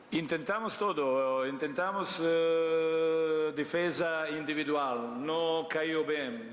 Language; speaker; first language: Spanish; non-native, fluent; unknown